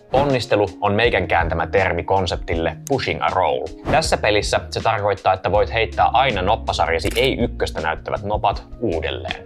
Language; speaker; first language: Finnish; native; Finnish